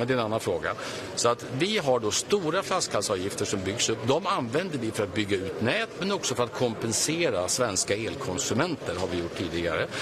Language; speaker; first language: Swedish; native; Swedish